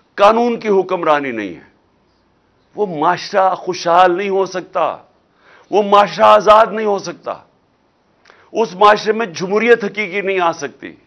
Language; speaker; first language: Urdu; non-native, local second language; Punjabi